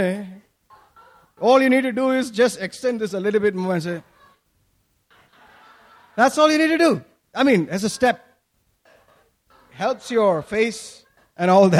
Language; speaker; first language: English; non-native, local second language; Malayalam